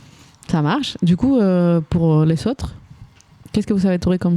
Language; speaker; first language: French; native; French